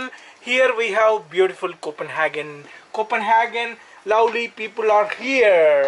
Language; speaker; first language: English; non-native, local second language; Telugu